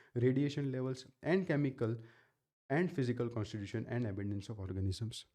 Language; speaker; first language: English; non-native, local second language; Gujarati